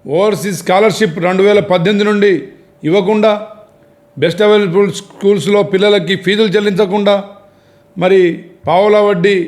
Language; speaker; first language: Telugu; non-native, local second language; Lambadi